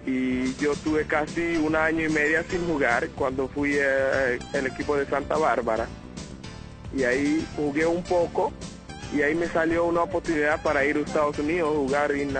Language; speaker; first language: Spanish; non-native, fluent; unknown